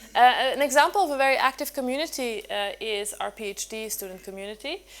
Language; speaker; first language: English; non-native, fluent; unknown